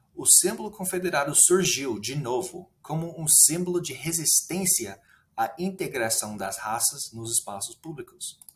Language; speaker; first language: Portuguese; non-native, fluent; English